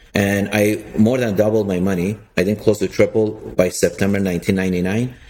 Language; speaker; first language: English; early bilingual, other home language; Persian